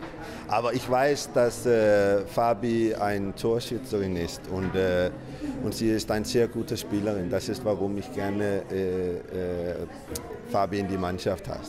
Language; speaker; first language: German; non-native, fluent; Danish